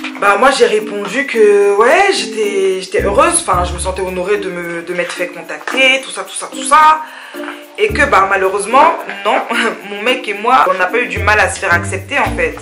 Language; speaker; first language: French; early bilingual, other home language; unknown